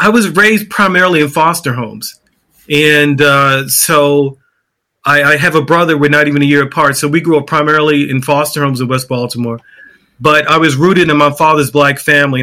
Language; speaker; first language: English; native; English